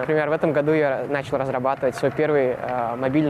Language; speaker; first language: Russian; native; Russian